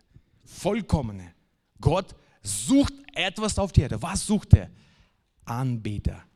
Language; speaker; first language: German; non-native, fluent; Russian